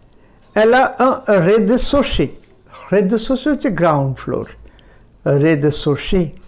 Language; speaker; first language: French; non-native, fluent; Bangla